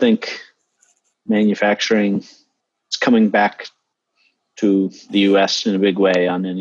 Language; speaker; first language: English; native; English